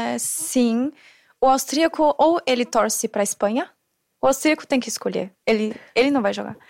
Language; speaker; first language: Portuguese; non-native, fluent; German